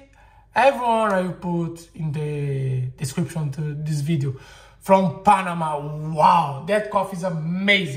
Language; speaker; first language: English; non-native, learner; Portuguese